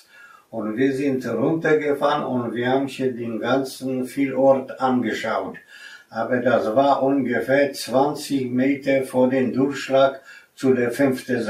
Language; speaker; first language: German; non-native, fluent; Polish